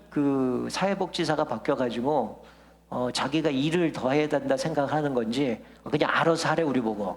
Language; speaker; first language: Korean; native; Korean